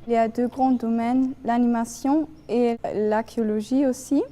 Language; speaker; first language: French; non-native, fluent; German